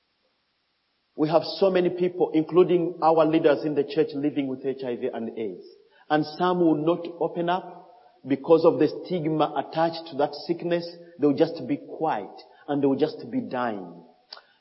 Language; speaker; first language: English; non-native, fluent; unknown